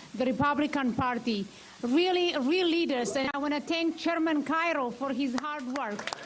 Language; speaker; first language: English; non-native, fluent; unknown